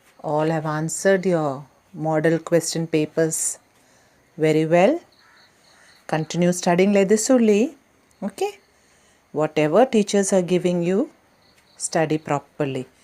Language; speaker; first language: English; non-native, local second language; Malayalam